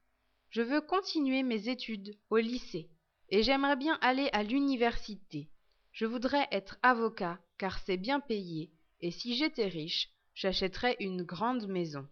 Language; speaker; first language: French; non-native, learner; English